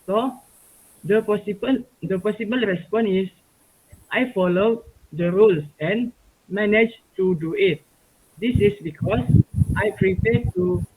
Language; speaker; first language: English; non-native, local second language; Malay